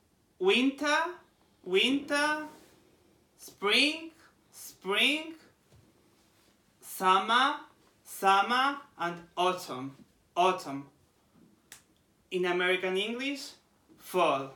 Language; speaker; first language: English; non-native, fluent; Portuguese